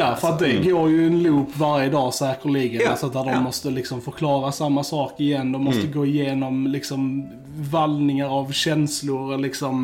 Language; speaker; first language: Swedish; native; Swedish